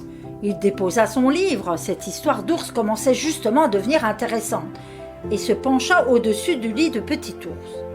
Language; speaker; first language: French; native; French